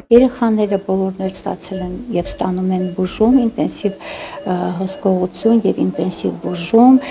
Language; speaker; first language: Armenian; native; Armenian